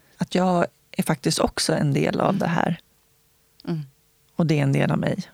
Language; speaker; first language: Swedish; native; Swedish